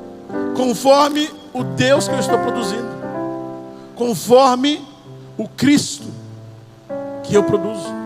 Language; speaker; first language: Portuguese; native; Portuguese